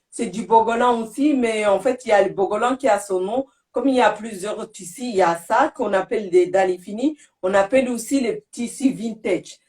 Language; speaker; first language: French; non-native, local second language; Bambara